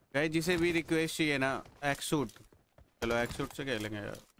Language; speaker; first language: Hindi; native; Hindi